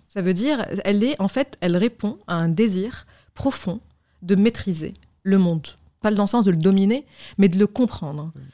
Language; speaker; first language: French; non-native, local second language; Arabic